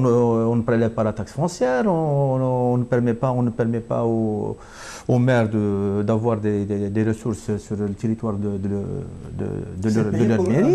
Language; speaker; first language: French; non-native, local second language; Kabyle